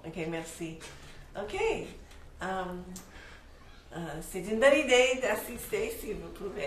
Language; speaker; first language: French; non-native, fluent; English